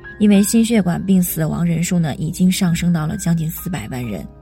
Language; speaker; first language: Chinese; native; Chinese